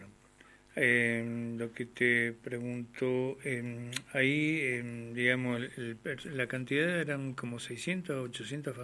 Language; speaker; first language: Spanish; native; Spanish